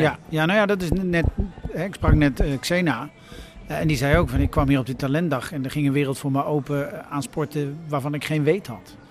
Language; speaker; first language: Dutch; native; Dutch